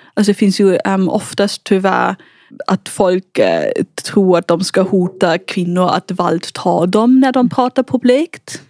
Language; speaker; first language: Swedish; non-native, fluent; German